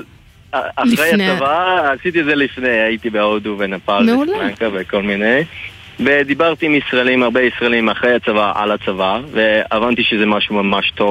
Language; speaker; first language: Hebrew; non-native, fluent; English